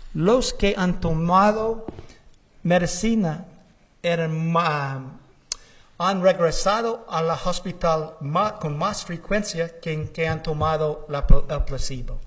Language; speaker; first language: Spanish; non-native, learner; English